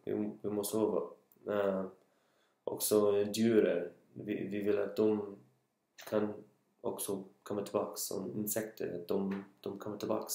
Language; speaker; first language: Swedish; non-native, learner; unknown